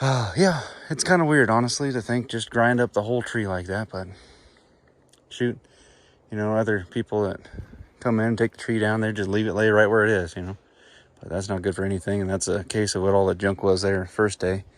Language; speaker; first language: English; native; English